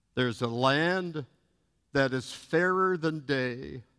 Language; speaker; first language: English; native; English